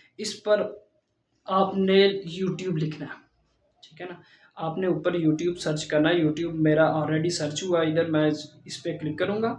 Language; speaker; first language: Urdu; non-native, local second language; Punjabi